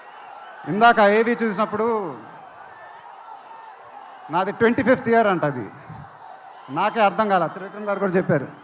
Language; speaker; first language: Telugu; native; Telugu